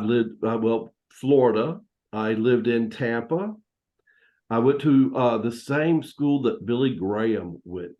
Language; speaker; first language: English; native; English